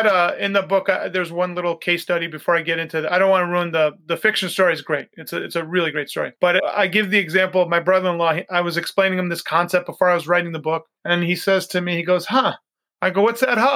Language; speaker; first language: English; native; English